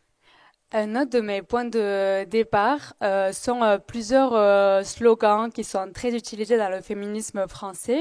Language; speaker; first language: French; native; French